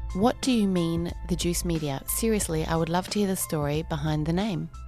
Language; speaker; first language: English; native; English